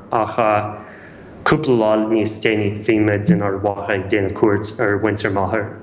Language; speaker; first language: Irish; non-native, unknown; English